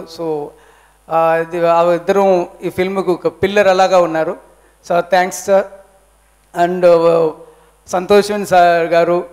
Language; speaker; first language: Telugu; non-native, learner; Tamil